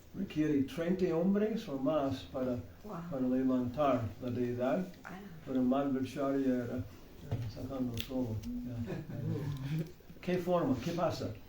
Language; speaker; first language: Spanish; non-native, learner; English